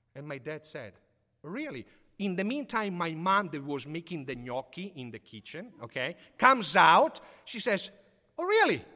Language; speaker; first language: English; non-native, fluent; Italian